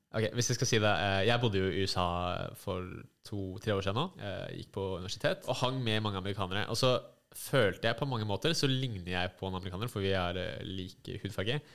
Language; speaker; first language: Norwegian; native; Norwegian